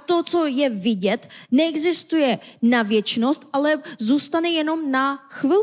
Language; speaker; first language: Czech; non-native, fluent; Korean